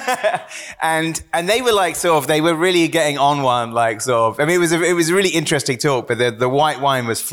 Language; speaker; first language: English; native; English